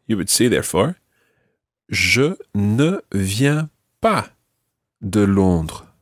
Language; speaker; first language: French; non-native, fluent; English